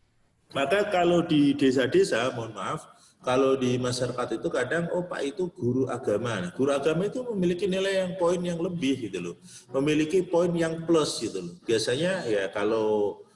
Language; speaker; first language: Indonesian; non-native, local second language; Javanese